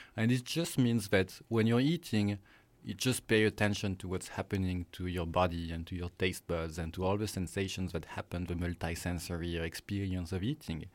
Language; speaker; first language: English; non-native, fluent; French